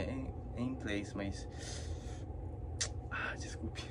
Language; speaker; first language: Portuguese; non-native, fluent; Korean